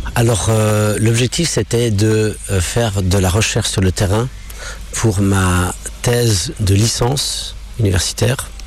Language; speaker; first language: French; non-native, local second language; English